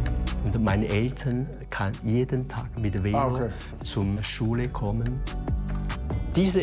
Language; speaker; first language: German; non-native, learner; Chinese